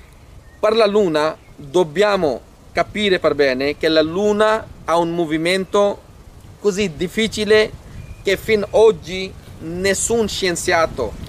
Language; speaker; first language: Italian; non-native, fluent; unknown